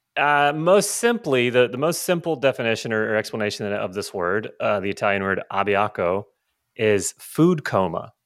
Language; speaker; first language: English; native; English